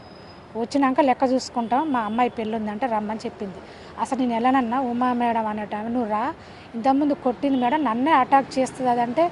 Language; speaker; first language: Telugu; native; Telugu